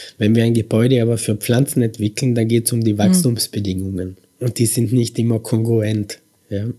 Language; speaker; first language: German; native; German